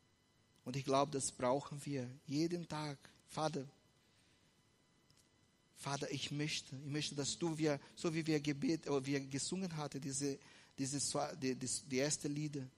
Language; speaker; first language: German; non-native, fluent; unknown